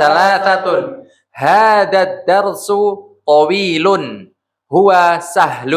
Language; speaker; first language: Arabic; non-native, learner; Indonesian